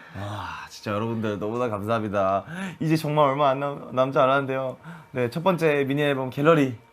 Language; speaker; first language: Korean; native; Korean